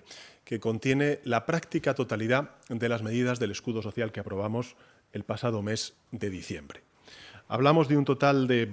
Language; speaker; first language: Spanish; native; Spanish